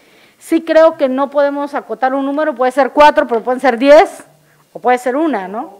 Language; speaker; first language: Spanish; native; Spanish